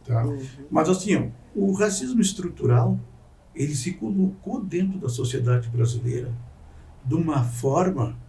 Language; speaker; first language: Portuguese; native; Portuguese